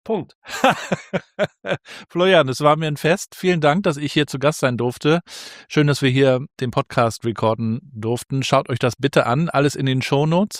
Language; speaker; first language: German; native; German